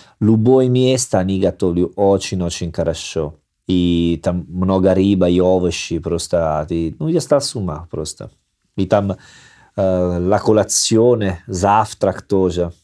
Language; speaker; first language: Russian; non-native, learner; Italian